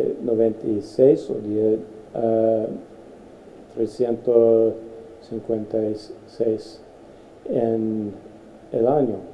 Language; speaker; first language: Spanish; non-native, fluent; English